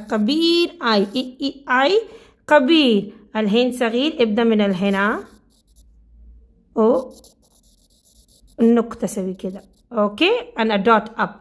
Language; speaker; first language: Arabic; non-native, learner; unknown